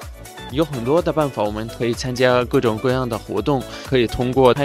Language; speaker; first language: Chinese; non-native, fluent; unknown